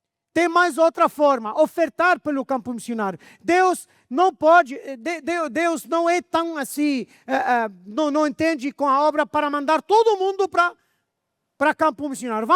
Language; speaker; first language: Portuguese; non-native, fluent; Arabic